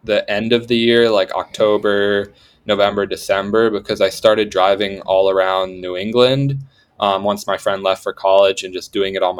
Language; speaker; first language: English; native; English